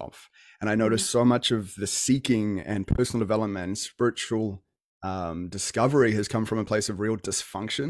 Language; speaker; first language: English; native; English